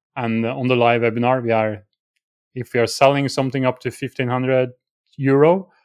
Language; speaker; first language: English; non-native, fluent; Norwegian